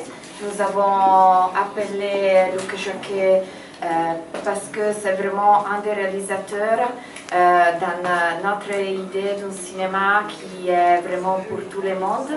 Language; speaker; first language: French; non-native, fluent; Italian